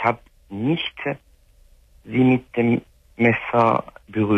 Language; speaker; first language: German; non-native, fluent; Arabic